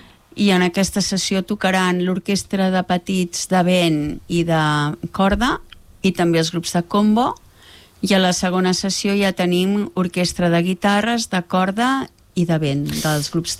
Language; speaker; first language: Catalan; native; Catalan